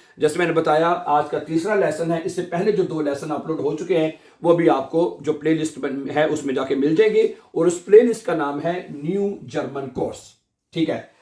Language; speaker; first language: Urdu; native; Urdu